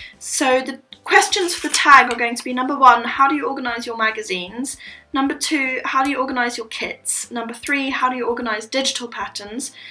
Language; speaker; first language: English; native; English